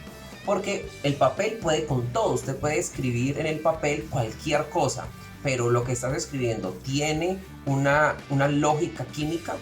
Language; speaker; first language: Spanish; native; Spanish